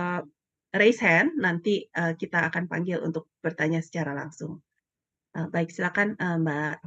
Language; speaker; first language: Indonesian; native; Indonesian